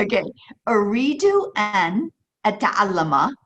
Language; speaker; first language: Arabic; non-native, fluent; English